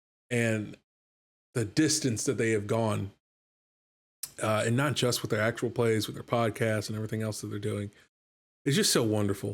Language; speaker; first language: English; native; English